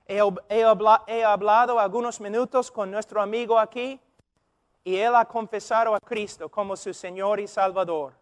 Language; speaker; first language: Spanish; non-native, fluent; English